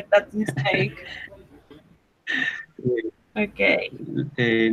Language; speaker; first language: English; non-native, learner; Spanish